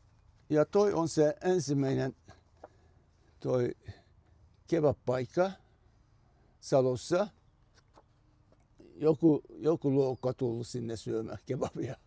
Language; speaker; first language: Finnish; non-native, fluent; Turkish